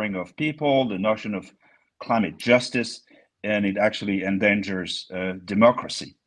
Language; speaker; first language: English; non-native, fluent; French